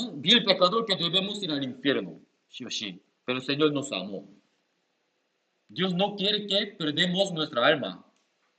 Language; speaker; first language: Spanish; non-native, learner; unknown